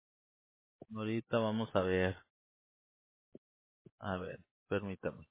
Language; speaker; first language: Spanish; native; Spanish